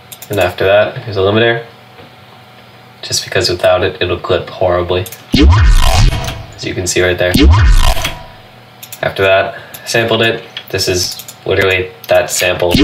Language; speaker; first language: English; native; English